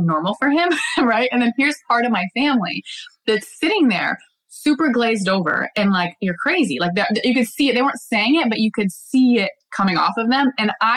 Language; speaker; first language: English; native; English